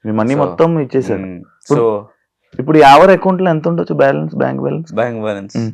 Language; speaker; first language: Telugu; native; Telugu